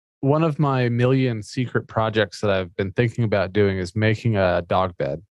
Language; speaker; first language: English; native; English